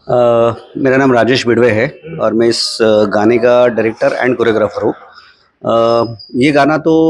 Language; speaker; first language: Hindi; non-native, local second language; Marathi